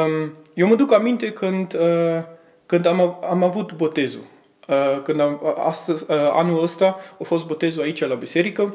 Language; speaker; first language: Romanian; early bilingual, heritage; Romanian